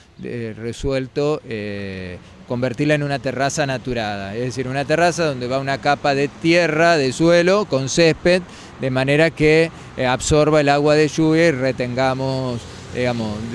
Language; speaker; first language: Spanish; native; Spanish